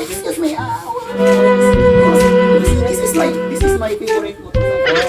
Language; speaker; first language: English; non-native, learner; Filipino